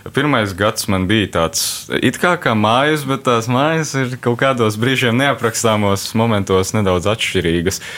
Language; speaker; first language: Latvian; early bilingual, heritage; Latvian